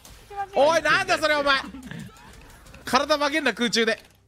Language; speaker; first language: Japanese; native; Japanese